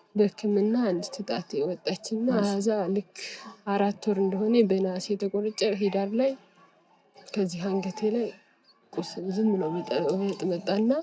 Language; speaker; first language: Amharic; native; Amharic